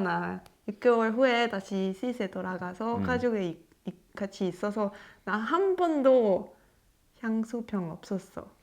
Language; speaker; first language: Korean; non-native, learner; French